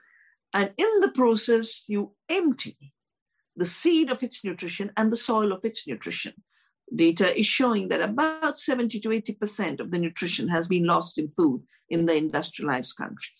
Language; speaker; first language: English; non-native, local second language; Hindi